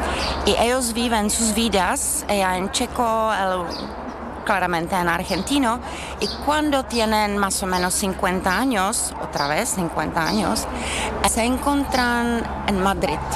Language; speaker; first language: Spanish; non-native, fluent; Czech